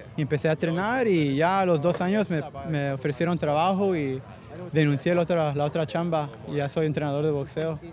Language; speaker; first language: Spanish; early bilingual, heritage; Spanish